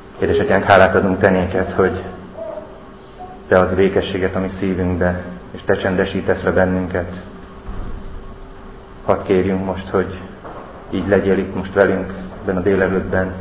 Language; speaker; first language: Hungarian; native; Hungarian